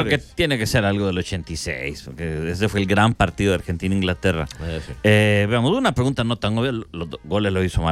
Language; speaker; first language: Spanish; native; Spanish